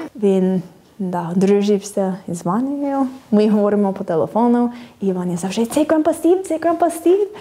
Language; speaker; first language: Ukrainian; non-native, fluent; English